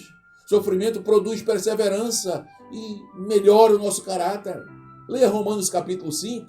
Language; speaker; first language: Portuguese; native; Portuguese